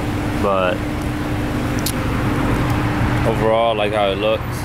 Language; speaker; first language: English; native; English